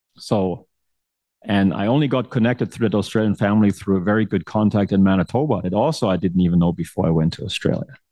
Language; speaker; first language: English; non-native, fluent; German